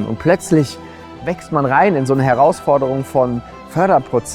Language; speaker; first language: German; native; German